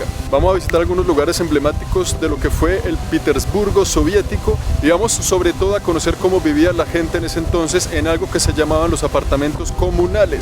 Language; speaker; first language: Spanish; native; Spanish